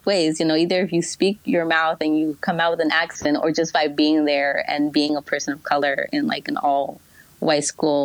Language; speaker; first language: English; early bilingual, other home language; Spanish